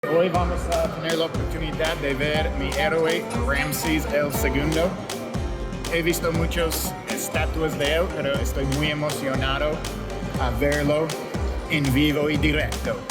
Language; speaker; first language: Spanish; non-native, fluent; English